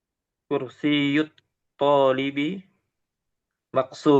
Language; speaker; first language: Arabic; non-native, learner; Indonesian